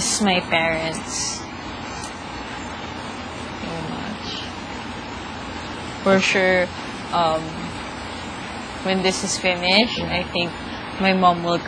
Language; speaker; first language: English; non-native, local second language; Filipino